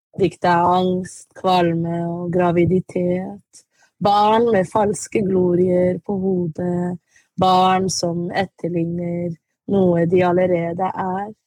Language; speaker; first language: Norwegian; early bilingual, other home language; Arabic